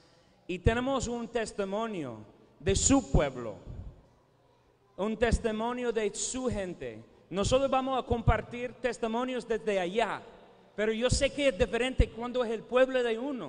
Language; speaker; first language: Spanish; non-native, fluent; English